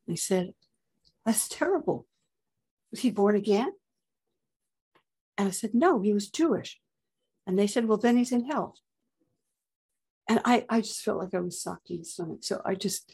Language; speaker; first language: English; native; English